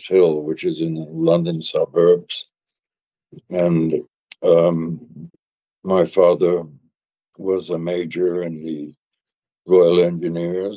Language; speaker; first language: English; native; English